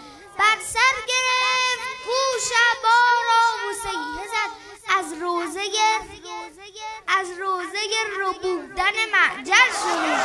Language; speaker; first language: Persian; native; Persian